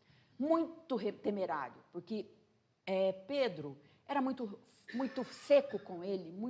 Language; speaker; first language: Portuguese; native; Portuguese